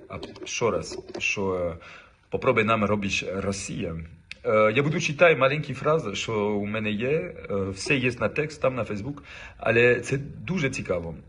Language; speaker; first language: Ukrainian; non-native, learner; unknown